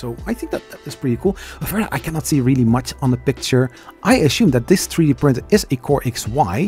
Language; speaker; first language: English; non-native, fluent; Dutch